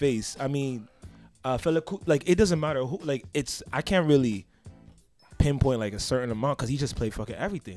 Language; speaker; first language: English; native; English